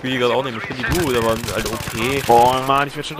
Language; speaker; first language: German; native; German